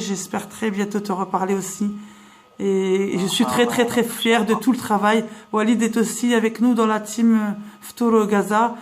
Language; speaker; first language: French; native; French